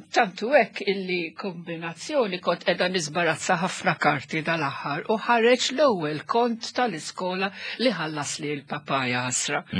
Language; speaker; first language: Maltese; non-native, local second language; Italian